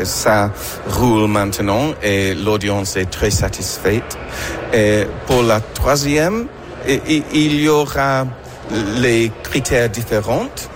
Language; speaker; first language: French; non-native, learner; English